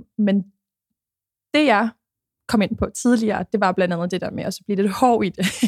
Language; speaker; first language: Danish; early bilingual, other home language; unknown